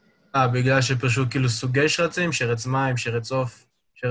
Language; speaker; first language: Hebrew; native; Hebrew